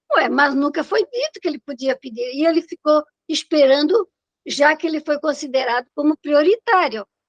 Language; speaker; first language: Portuguese; native; Portuguese